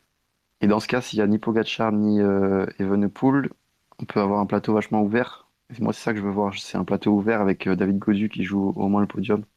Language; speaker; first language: French; native; French